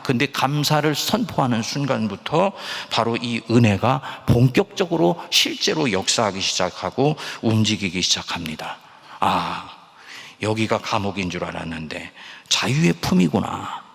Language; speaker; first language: Korean; native; Korean